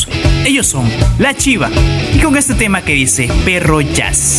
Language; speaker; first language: Spanish; native; Spanish